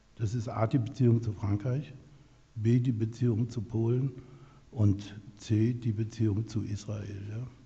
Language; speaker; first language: German; native; German